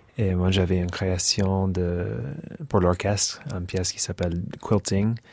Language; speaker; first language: French; non-native, fluent; English